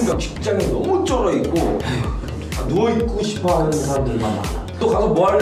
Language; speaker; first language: Korean; native; Korean